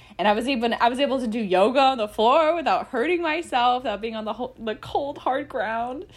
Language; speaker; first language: English; native; English